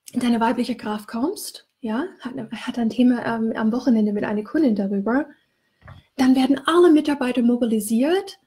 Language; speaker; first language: German; non-native, fluent; English